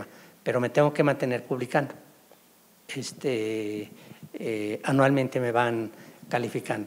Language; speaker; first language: Spanish; native; Spanish